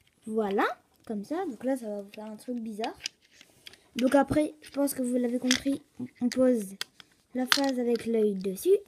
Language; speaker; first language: French; native; French